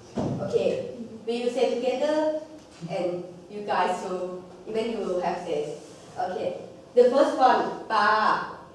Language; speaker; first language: English; non-native, local second language; Thai